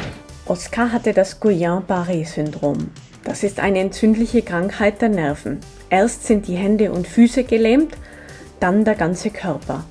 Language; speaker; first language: German; native; German